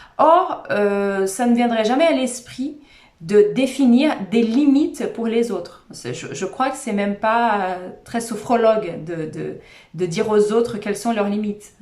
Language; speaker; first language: French; non-native, fluent; Portuguese